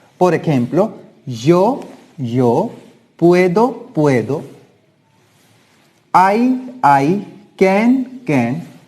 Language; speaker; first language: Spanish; non-native, learner; Hindi